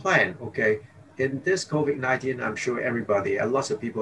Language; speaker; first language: English; non-native, local second language; Cantonese